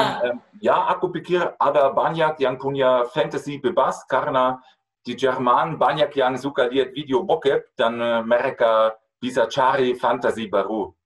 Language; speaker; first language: Indonesian; non-native, fluent; German